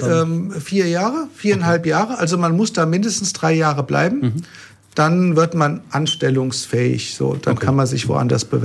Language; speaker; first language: German; native; German